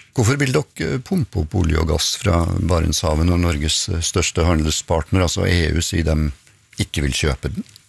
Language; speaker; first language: Norwegian; native; Norwegian